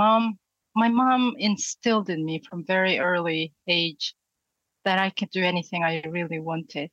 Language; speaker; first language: English; non-native, fluent; Russian